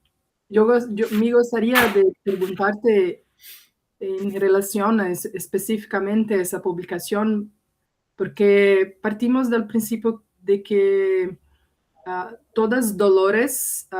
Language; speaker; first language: Spanish; non-native, learner; Portuguese